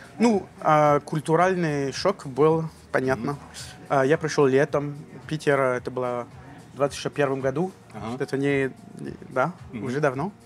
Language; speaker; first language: Russian; non-native, learner; French